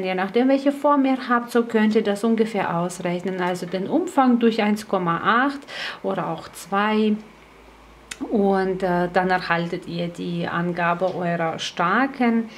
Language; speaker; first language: German; native; German